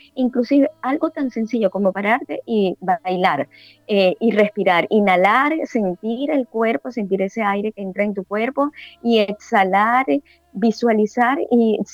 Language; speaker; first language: Spanish; native; Spanish